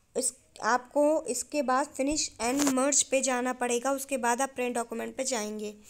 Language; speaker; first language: Hindi; native; Hindi